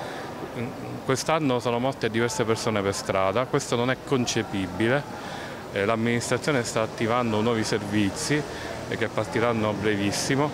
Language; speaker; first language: Italian; native; Italian